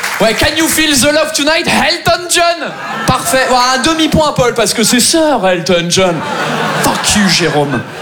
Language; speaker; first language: French; non-native, fluent; English